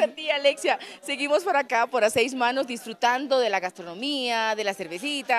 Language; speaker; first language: Spanish; native; Spanish